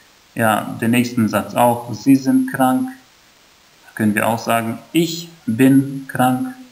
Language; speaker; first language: German; non-native, fluent; Albanian